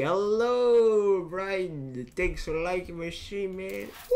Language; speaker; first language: English; non-native, learner; Dutch